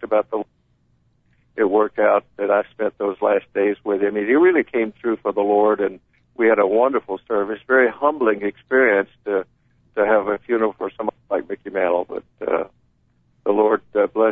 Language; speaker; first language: English; native; English